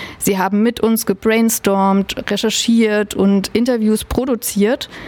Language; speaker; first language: German; native; German